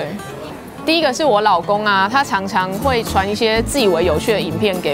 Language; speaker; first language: Chinese; native; Chinese